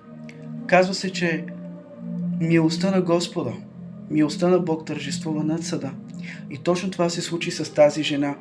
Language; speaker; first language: Bulgarian; native; Bulgarian